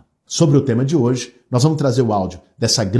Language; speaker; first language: Portuguese; native; Portuguese